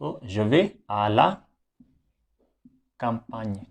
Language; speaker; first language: French; non-native, fluent; Hindi